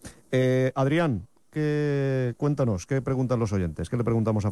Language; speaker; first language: Spanish; native; Spanish